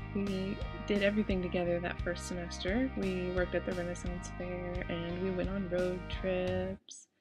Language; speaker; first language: English; native; English